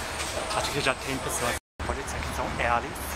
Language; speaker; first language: Portuguese; non-native, fluent; German